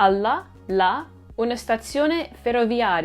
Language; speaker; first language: Italian; non-native, fluent; English